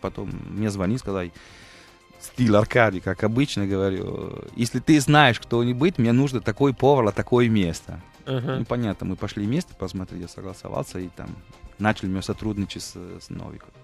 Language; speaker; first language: Russian; non-native, fluent; Italian